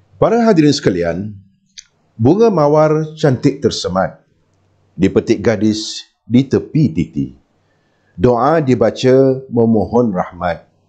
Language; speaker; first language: Malay; native; Malay